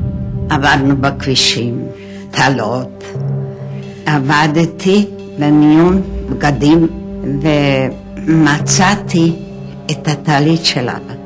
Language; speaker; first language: Hebrew; non-native, fluent; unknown